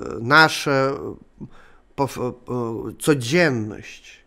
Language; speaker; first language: Polish; non-native, learner; Russian